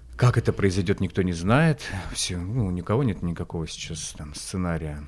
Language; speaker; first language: Russian; native; Russian